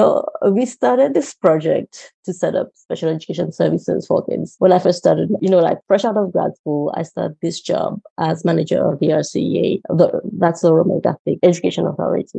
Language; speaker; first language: English; non-native, fluent; Morisyen